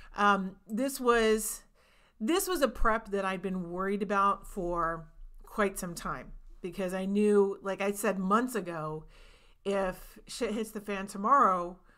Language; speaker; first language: English; native; English